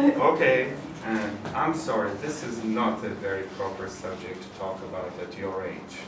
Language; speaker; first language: English; non-native, fluent; Turkish